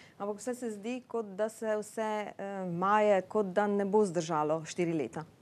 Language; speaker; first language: Slovenian; native; Slovenian